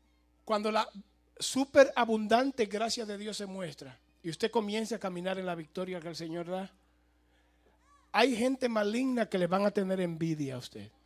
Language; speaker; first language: Spanish; native; Spanish